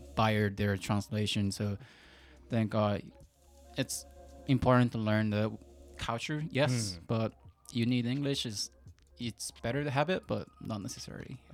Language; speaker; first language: English; non-native, fluent; Japanese